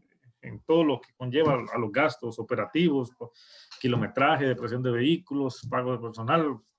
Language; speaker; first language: Spanish; native; Spanish